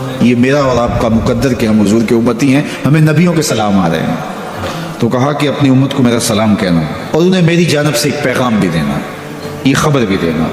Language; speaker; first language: Urdu; non-native, local second language; Punjabi